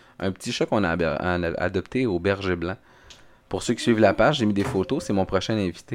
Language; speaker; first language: French; native; French